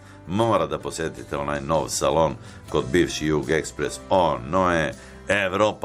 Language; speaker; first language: Serbian; native; Serbian